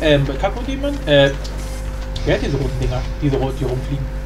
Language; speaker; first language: German; native; German